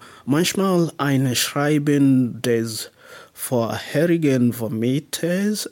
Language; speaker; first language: German; non-native, learner; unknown